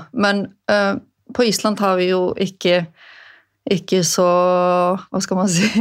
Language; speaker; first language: Norwegian; non-native, fluent; Icelandic